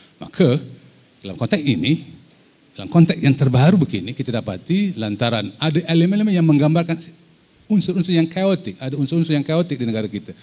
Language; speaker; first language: Malay; native; Malay